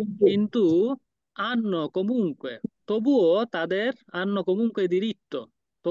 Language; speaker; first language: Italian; non-native, fluent; Bangla